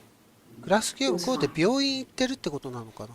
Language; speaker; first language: Japanese; native; Japanese